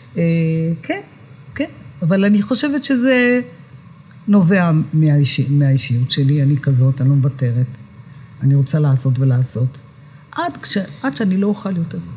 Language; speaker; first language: Hebrew; native; Hebrew